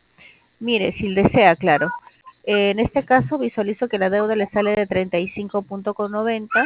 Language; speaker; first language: Spanish; native; Spanish